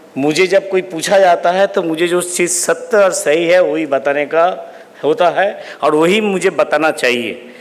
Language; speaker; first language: Hindi; non-native, local second language; Bangla